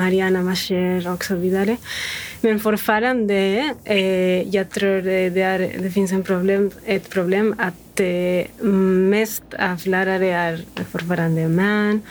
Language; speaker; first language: Swedish; non-native, fluent; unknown